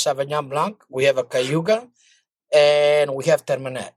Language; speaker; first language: English; non-native, fluent; Greek